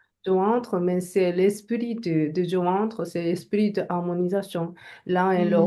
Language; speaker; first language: French; non-native, learner; Japanese